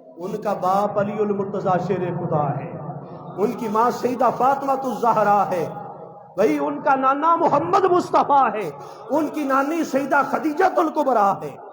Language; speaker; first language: Urdu; non-native, local second language; Punjabi